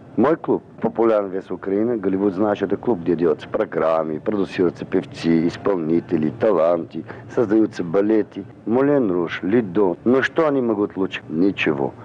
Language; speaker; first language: Russian; non-native, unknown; Armenian